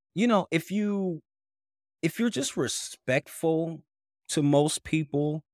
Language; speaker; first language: English; native; English